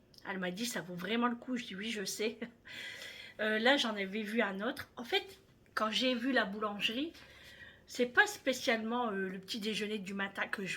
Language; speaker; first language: French; native; French